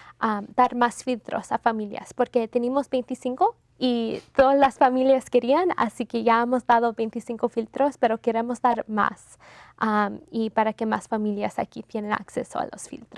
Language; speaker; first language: Spanish; non-native, fluent; English